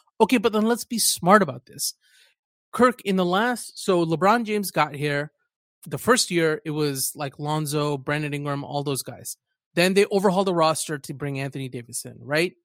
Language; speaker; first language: English; early bilingual, other home language; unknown